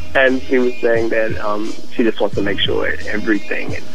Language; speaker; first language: English; native; English